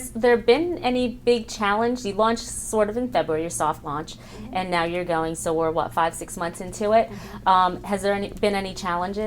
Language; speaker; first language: English; native; English